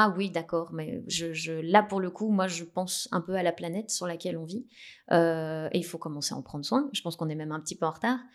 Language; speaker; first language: French; native; French